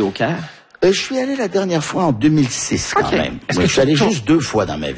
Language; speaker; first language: French; early bilingual, other home language; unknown